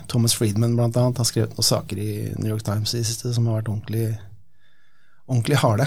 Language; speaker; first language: Norwegian; native; Norwegian